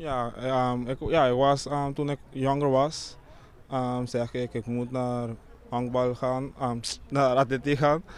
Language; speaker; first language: Dutch; non-native, local second language; Papiamento